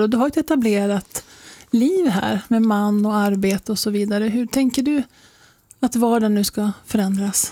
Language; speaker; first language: Swedish; native; Swedish